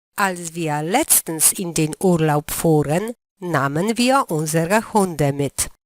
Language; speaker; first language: German; non-native, fluent; Polish